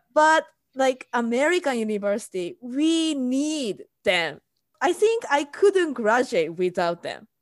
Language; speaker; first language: English; non-native, fluent; Japanese